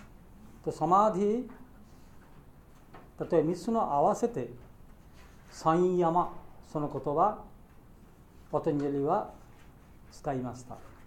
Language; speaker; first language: Japanese; non-native, learner; Bangla